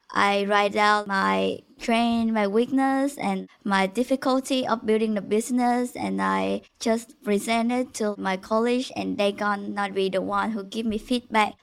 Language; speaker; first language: English; non-native, fluent; Vietnamese